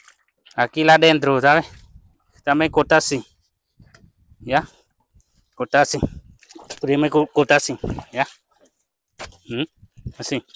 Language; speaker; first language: Portuguese; non-native, learner; Vietnamese